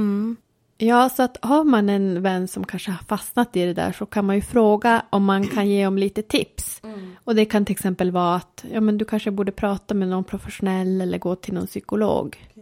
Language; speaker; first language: Swedish; native; Swedish